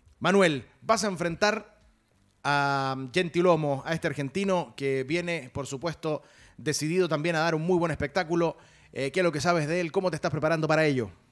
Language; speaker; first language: Spanish; native; Spanish